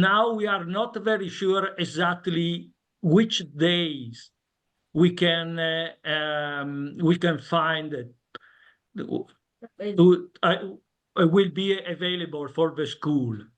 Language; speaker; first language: English; non-native, learner; Italian